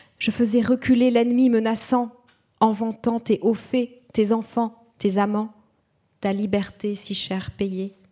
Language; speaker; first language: French; non-native, local second language; Kinyarwanda